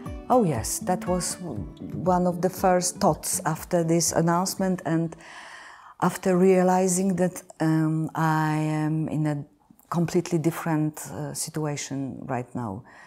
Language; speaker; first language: English; non-native, fluent; Polish